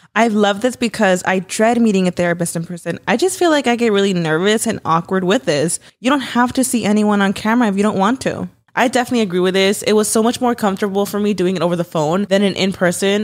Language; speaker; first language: English; early bilingual, other home language; Spanish